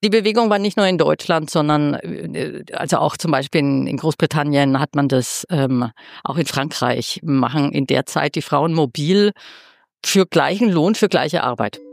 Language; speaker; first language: German; native; German